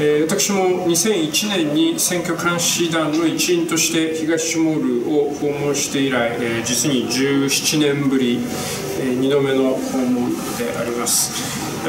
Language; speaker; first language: Japanese; native; Japanese